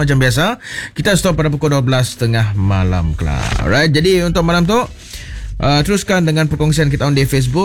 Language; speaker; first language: Malay; native; Malay